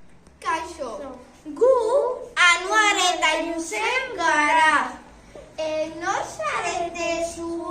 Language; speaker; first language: Basque; non-native, learner; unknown